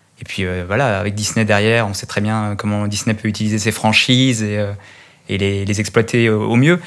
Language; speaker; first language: French; native; French